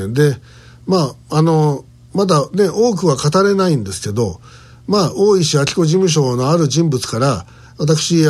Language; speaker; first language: Japanese; native; Japanese